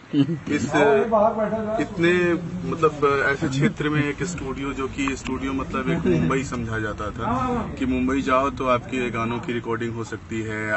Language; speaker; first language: Hindi; native; Hindi